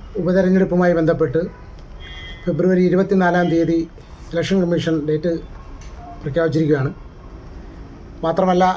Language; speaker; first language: Malayalam; native; Malayalam